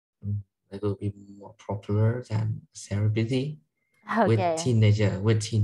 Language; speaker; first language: English; non-native, learner; Vietnamese